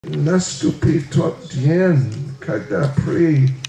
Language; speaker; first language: Russian; non-native, learner; English